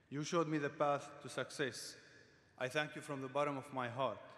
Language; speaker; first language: English; non-native, fluent; Arabic